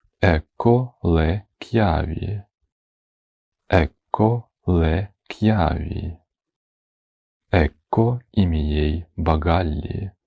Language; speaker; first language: Italian; non-native, fluent; Ukrainian